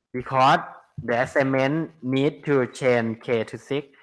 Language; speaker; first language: English; non-native, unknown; Thai